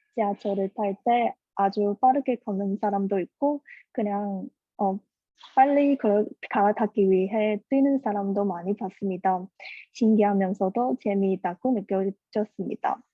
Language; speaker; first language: Korean; non-native, fluent; Chinese